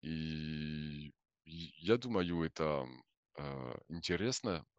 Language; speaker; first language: Russian; non-native, learner; French